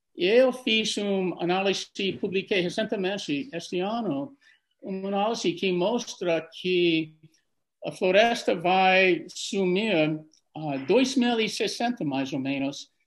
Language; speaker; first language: Portuguese; non-native, fluent; English